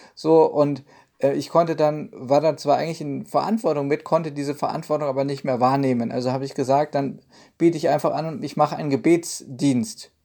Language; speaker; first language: German; native; German